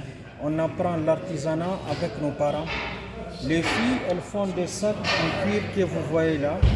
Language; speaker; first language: French; non-native, local second language; Tamasheq